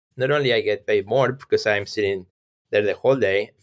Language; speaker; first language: English; non-native, fluent; Spanish